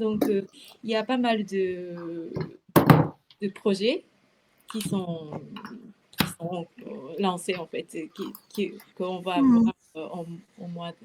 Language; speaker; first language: French; non-native, fluent; Japanese